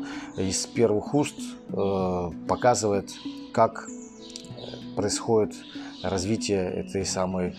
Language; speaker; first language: Russian; native; Russian